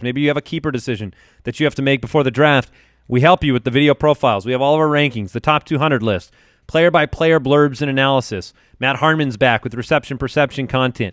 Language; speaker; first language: English; native; English